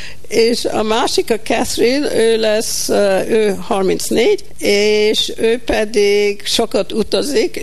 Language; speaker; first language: Hungarian; early bilingual, heritage; Hungarian